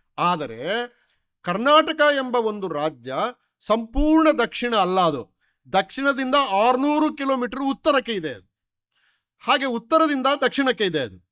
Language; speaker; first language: Kannada; non-native, local second language; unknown